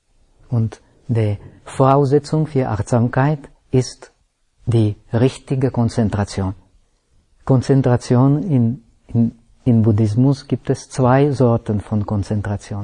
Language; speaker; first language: German; non-native, fluent; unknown